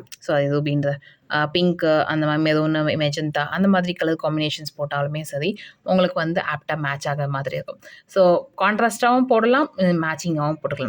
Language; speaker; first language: Tamil; native; Tamil